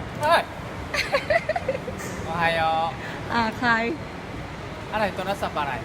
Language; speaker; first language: Thai; non-native, learner; Japanese